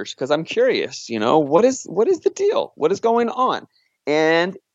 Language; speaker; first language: English; native; English